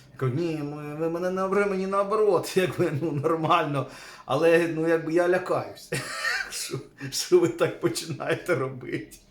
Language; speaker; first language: Ukrainian; native; Ukrainian